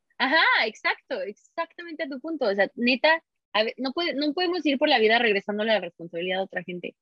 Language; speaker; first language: Spanish; early bilingual, heritage; Spanish